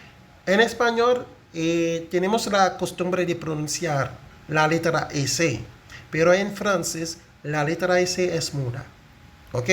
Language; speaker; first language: Spanish; non-native, fluent; Haitian Creole